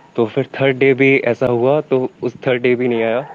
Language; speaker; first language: Hindi; native; Hindi